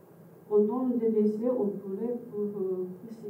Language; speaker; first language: French; non-native, fluent; Japanese